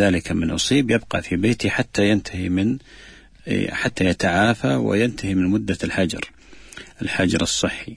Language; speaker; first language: Arabic; native; Arabic